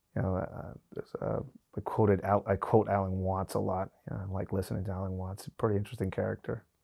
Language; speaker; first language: English; non-native, fluent; Spanish